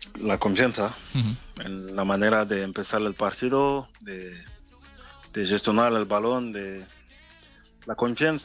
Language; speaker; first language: Spanish; non-native, fluent; French